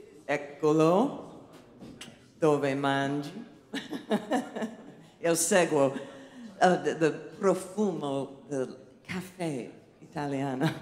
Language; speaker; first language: Italian; non-native, learner; English